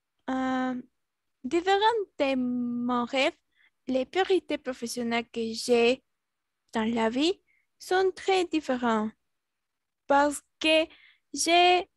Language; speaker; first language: French; non-native, learner; Spanish